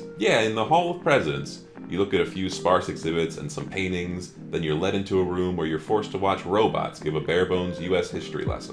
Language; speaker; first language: English; native; English